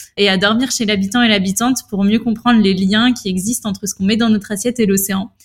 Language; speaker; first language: French; native; French